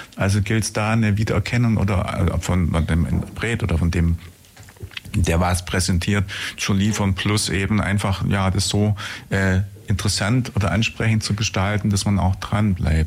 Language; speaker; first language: German; native; German